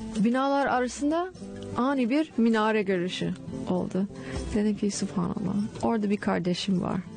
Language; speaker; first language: Turkish; non-native, fluent; English